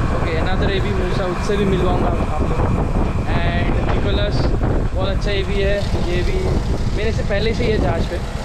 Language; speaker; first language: Hindi; native; Hindi